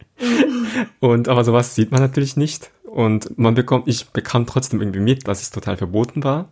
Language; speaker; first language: German; non-native, fluent; Korean